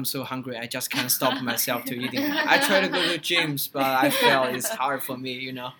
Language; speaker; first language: English; non-native, learner; Chinese